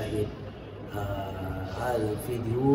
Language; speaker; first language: Arabic; non-native, learner; Indonesian